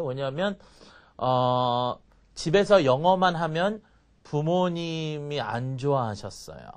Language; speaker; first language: Korean; early bilingual, heritage; Korean